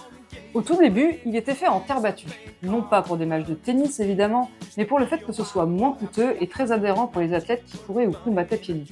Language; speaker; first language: French; native; French